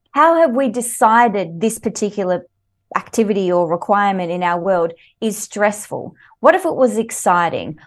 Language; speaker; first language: English; native; English